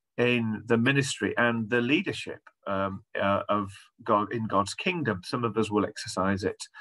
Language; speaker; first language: English; native; English